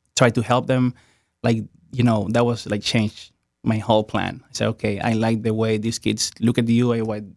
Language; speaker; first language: English; non-native, fluent; Spanish